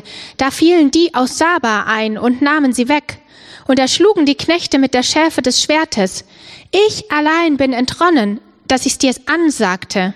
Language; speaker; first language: German; native; German